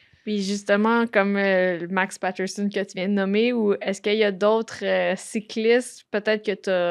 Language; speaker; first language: French; native; French